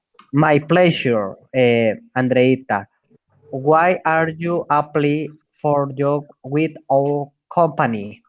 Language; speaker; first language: English; non-native, learner; Spanish